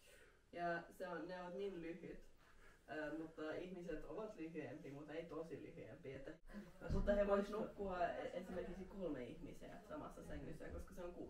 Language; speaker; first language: Finnish; non-native, local second language; Swedish